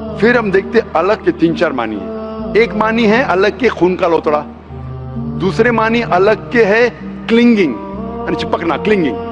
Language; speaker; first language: Hindi; non-native, local second language; Konkani